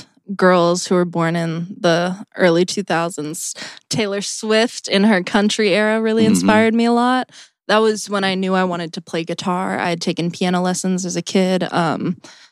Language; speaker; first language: English; native; English